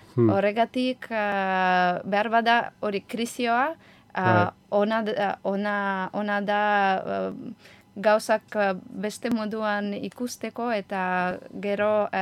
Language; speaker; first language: Basque; non-native, learner; Ukrainian